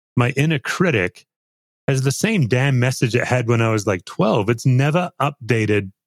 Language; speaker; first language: English; native; English